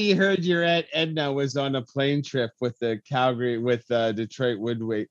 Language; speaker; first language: English; native; English